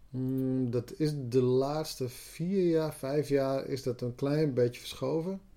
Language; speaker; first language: Dutch; non-native, local second language; Western Frisian